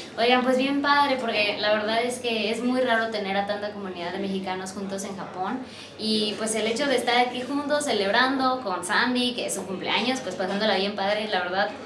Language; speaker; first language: Spanish; native; Spanish